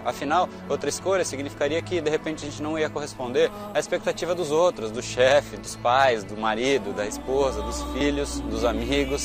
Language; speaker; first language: Portuguese; native; Portuguese